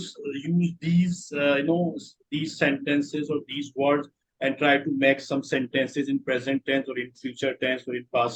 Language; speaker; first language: English; non-native, local second language; Urdu